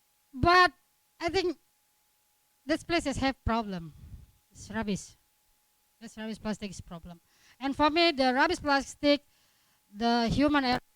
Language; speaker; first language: English; non-native, learner; Indonesian